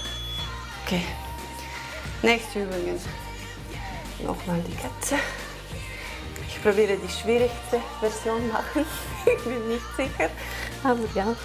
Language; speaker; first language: German; non-native, learner; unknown